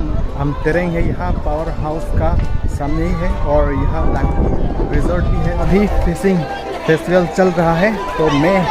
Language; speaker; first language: Hindi; non-native, local second language; Karbi